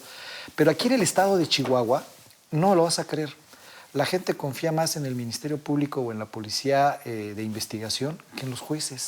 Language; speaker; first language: Spanish; native; Spanish